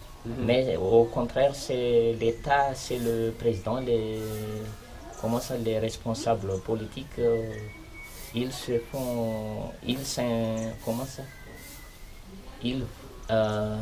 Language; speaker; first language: French; non-native, local second language; Malagasy